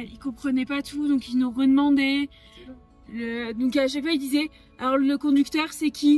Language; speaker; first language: French; native; French